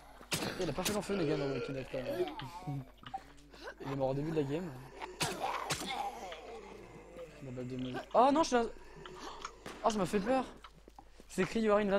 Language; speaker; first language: French; native; French